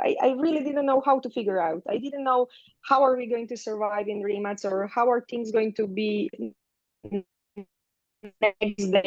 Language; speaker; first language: English; non-native, fluent; Croatian